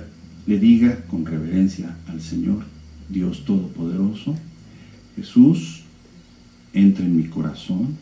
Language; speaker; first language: Spanish; native; Spanish